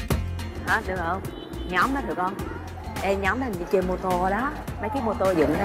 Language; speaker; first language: Vietnamese; native; Vietnamese